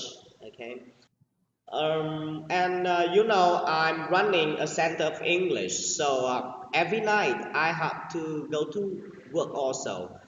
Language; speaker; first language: English; non-native, learner; Vietnamese